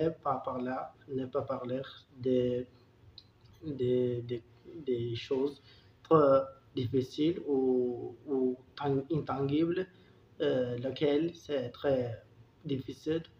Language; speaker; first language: French; non-native, learner; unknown